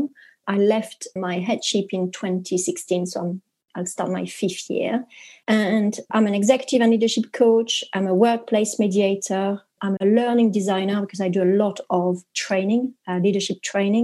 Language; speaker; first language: English; non-native, fluent; French